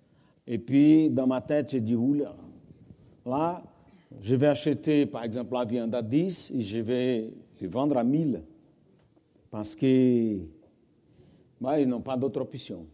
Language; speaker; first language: French; non-native, fluent; Portuguese